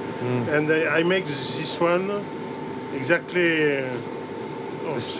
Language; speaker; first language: English; non-native, learner; French